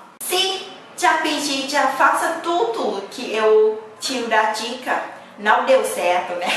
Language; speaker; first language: Portuguese; non-native, learner; Thai